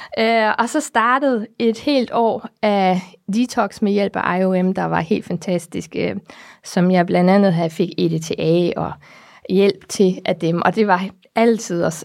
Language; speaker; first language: Danish; early bilingual, heritage; Danish